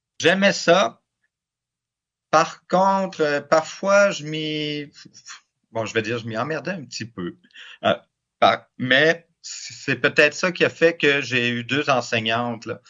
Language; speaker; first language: French; native; French